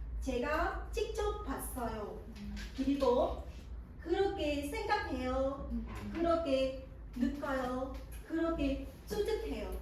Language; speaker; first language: Korean; non-native, fluent; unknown